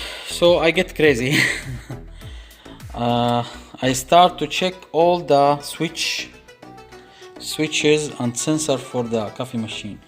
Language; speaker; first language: English; non-native, fluent; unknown